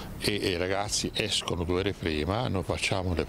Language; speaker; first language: Italian; native; Italian